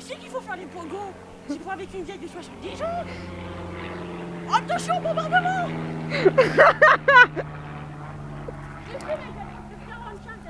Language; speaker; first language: French; native; French